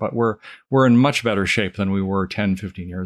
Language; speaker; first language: English; native; English